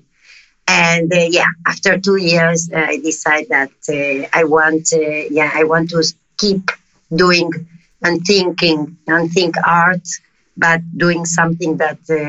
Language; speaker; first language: English; non-native, fluent; Spanish